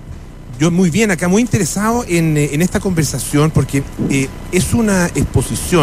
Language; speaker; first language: Spanish; native; Spanish